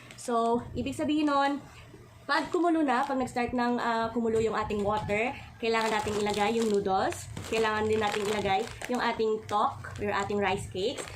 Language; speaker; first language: Filipino; native; Filipino